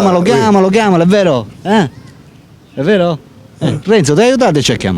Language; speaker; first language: Italian; native; Italian